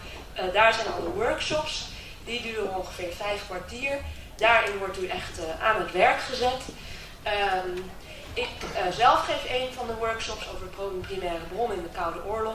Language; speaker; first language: Dutch; native; Dutch